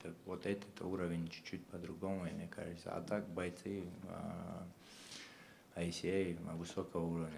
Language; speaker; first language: Russian; non-native, local second language; Chechen